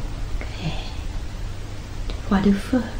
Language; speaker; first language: French; non-native, fluent; English